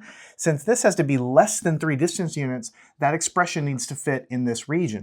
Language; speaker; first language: English; native; English